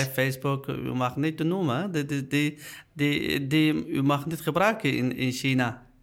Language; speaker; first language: Dutch; non-native, learner; Uyghur